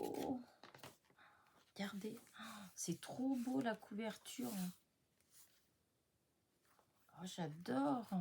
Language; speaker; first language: French; native; French